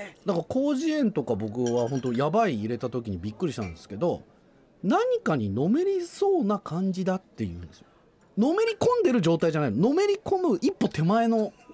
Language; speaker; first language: Japanese; native; Japanese